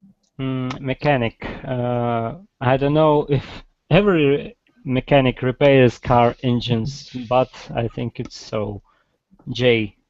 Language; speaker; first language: English; non-native, fluent; Russian